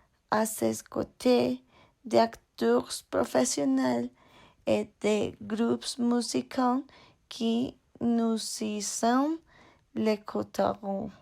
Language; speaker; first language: French; non-native, learner; Spanish